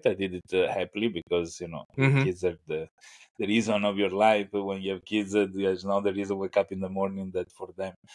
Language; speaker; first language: English; non-native, fluent; Italian